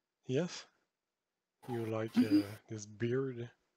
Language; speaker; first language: English; non-native, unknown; French